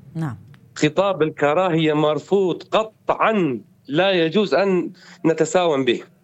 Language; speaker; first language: Arabic; non-native, local second language; Kurdish